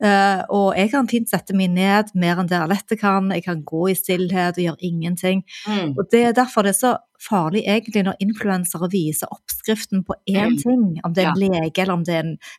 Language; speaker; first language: Norwegian; native; Norwegian